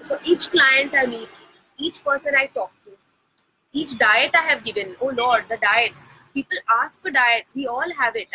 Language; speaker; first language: English; non-native, local second language; Hindi